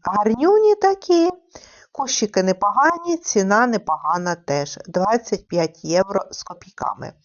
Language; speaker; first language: Ukrainian; native; Ukrainian